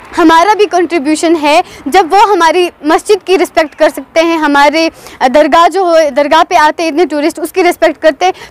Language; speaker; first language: Hindi; non-native, local second language; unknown